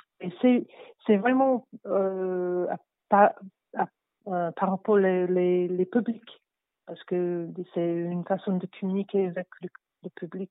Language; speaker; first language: French; non-native, learner; English